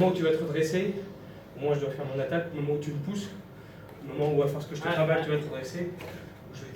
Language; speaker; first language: French; native; French